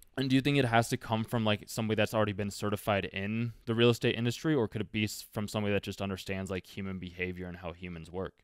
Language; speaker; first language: English; native; English